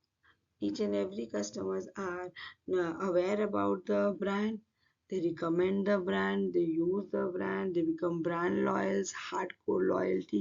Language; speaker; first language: English; non-native, local second language; Hindi